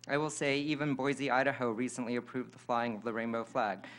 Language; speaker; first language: English; native; English